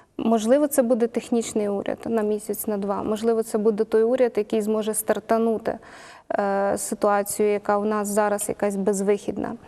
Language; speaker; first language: Ukrainian; native; Ukrainian